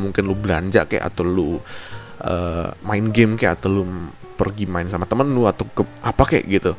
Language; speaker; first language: Indonesian; native; Indonesian